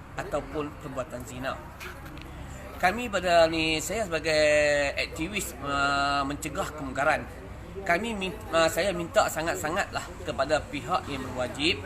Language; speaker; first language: Malay; native; Malay